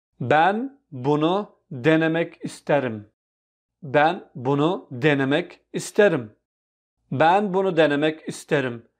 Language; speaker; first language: Turkish; non-native, fluent; Urdu